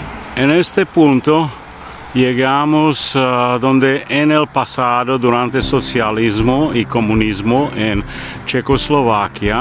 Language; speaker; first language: Spanish; non-native, fluent; Czech